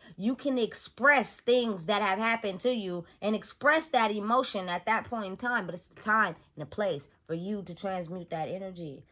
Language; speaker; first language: English; native; English